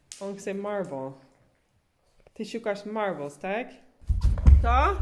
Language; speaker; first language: Polish; non-native, learner; English